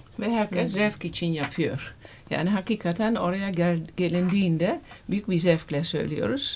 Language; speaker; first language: Turkish; non-native, fluent; Dutch